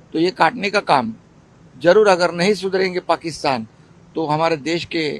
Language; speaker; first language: Hindi; non-native, local second language; Marathi